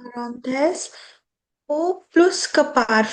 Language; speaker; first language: French; non-native, learner; Hindi